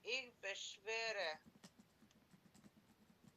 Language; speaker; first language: German; non-native, learner; Macedonian